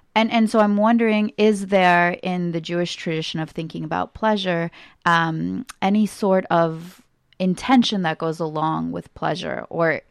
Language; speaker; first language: English; early bilingual, other home language; Ukrainian